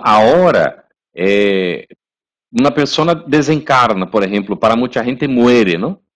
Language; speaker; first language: Spanish; non-native, fluent; Portuguese